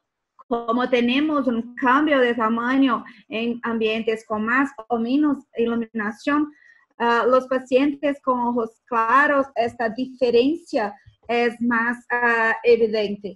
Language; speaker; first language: Spanish; non-native, fluent; Portuguese